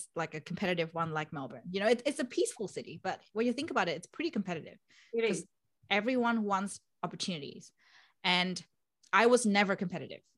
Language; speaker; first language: English; non-native, fluent; Vietnamese